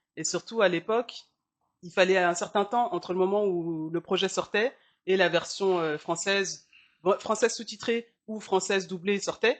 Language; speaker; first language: French; early bilingual, other home language; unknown